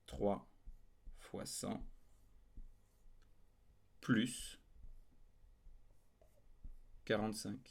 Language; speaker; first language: French; native; French